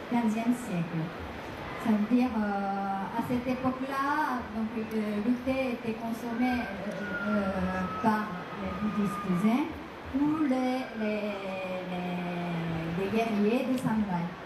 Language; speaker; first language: French; non-native, fluent; Japanese